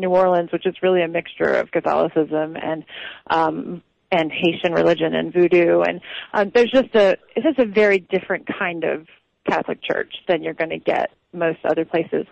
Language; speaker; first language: English; native; English